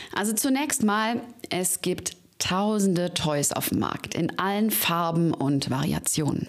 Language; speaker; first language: German; native; German